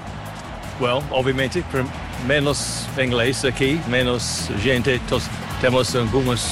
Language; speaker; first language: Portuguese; non-native, learner; English